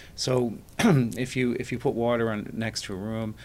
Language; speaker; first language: English; native; English